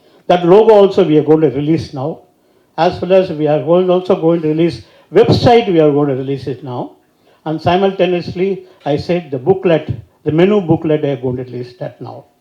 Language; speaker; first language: English; non-native, local second language; Tamil